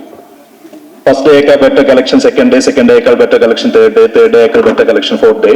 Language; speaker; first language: Tamil; non-native, learner; Malayalam